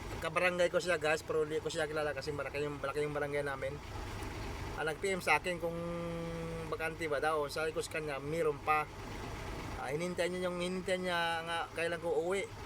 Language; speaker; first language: Filipino; native; Filipino